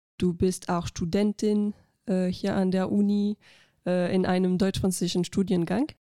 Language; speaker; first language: German; non-native, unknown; French